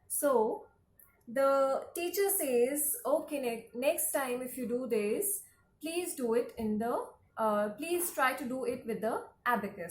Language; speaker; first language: English; non-native, local second language; Hindi